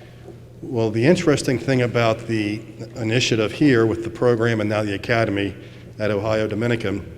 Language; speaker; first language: English; native; English